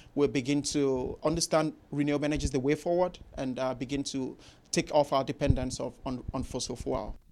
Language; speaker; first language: English; non-native, local second language; Igbo